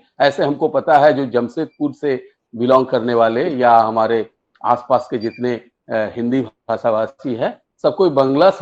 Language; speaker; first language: Hindi; native; Hindi